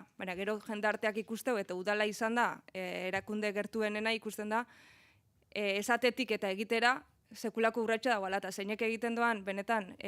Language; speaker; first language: Basque; native; Basque